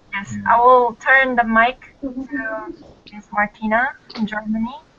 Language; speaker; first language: English; non-native, learner; Korean